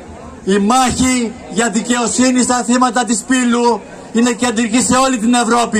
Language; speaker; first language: Greek; native; Greek